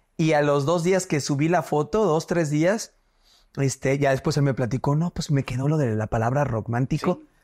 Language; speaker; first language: Spanish; native; Spanish